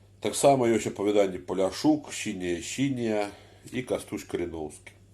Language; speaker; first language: Belarusian; native; Belarusian